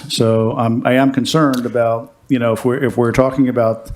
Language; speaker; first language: English; native; English